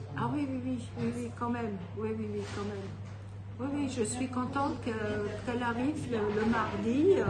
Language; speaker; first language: French; non-native, fluent; German